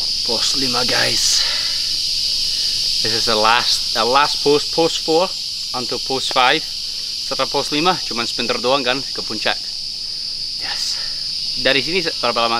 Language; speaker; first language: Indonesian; non-native, fluent; English